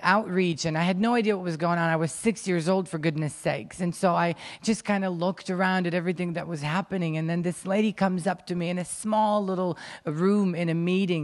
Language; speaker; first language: English; non-native, fluent; Ukrainian